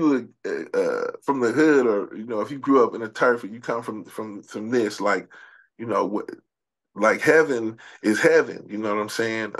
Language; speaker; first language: English; native; English